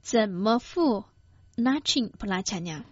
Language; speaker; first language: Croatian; non-native, fluent; Chinese